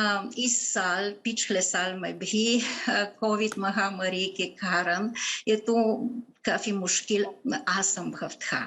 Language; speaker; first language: Hindi; non-native, fluent; Bulgarian